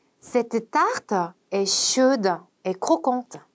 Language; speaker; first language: French; non-native, fluent; Korean